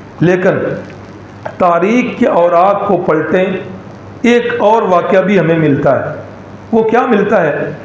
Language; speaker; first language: Urdu; non-native, local second language; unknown